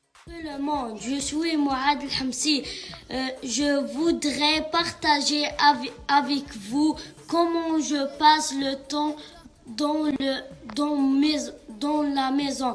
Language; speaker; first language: French; non-native, learner; Arabic